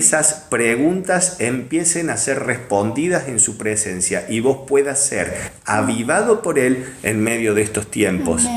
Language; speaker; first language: Spanish; native; Spanish